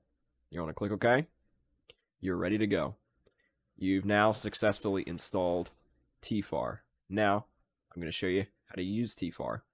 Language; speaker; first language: English; native; English